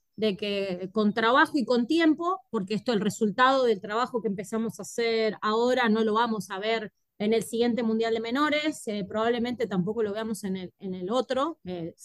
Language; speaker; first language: Spanish; native; Spanish